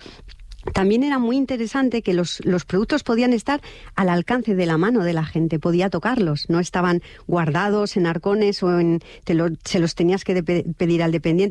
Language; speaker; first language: Spanish; native; Spanish